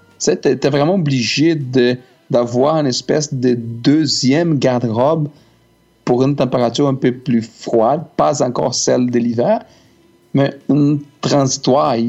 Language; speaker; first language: French; native; French